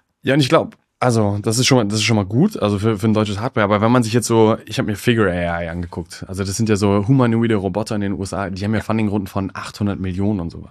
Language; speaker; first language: German; native; German